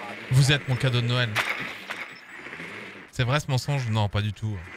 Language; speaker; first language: French; native; French